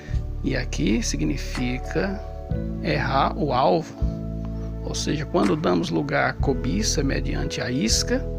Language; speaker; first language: Portuguese; native; Portuguese